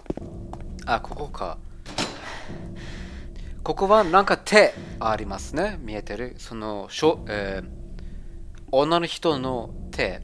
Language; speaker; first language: Japanese; non-native, learner; German